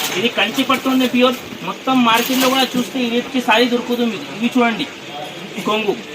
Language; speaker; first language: Telugu; non-native, local second language; Urdu